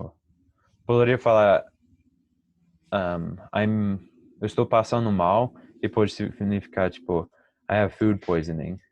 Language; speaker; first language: Portuguese; non-native, fluent; English